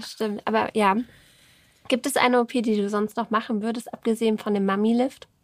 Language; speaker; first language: German; native; German